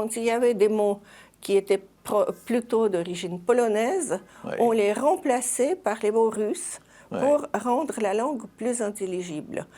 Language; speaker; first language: French; non-native, fluent; Russian